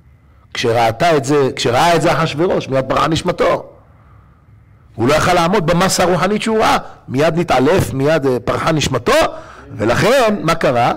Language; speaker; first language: Hebrew; native; Hebrew